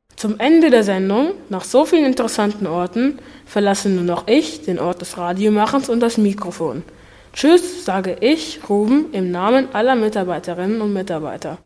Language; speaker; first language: German; native; German